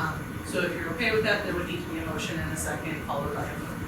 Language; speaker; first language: English; native; English